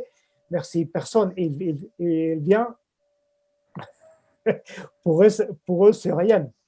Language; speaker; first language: French; non-native, fluent; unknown